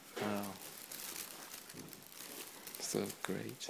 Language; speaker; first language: English; non-native, learner; Japanese